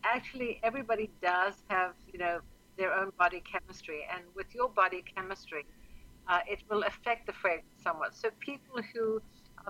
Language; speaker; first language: English; native; English